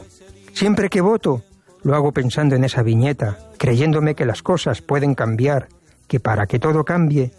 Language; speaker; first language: Spanish; native; Spanish